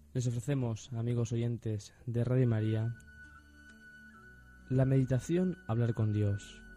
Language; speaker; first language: Spanish; native; Spanish